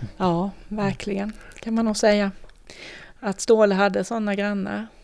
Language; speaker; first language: Swedish; native; Swedish